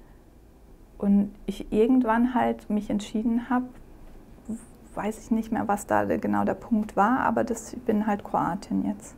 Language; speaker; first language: German; early bilingual, other home language; Croatian